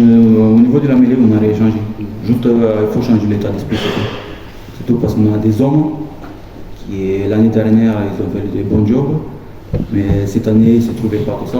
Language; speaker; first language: French; non-native, fluent; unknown